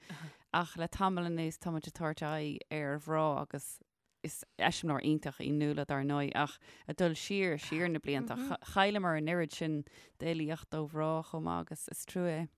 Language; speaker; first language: Irish; native; Irish